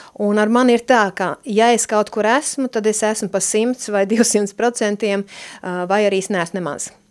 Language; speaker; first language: Latvian; native; Latvian